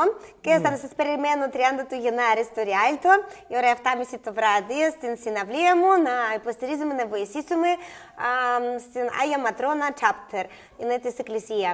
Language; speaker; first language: Greek; non-native, learner; Russian